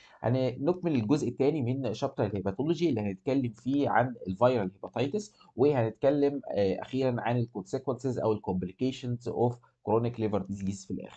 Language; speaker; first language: Arabic; native; Arabic